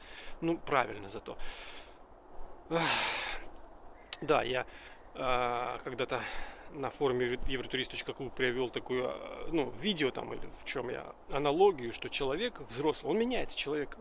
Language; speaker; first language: Russian; native; Russian